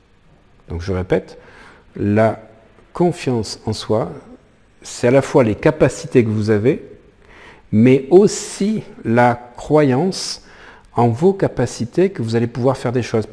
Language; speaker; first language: French; native; French